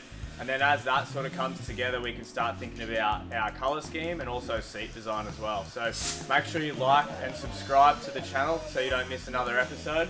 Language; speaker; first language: English; native; English